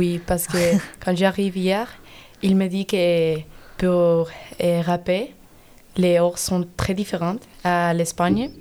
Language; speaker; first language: French; non-native, learner; Spanish